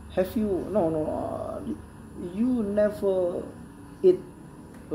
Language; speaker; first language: English; non-native, learner; Indonesian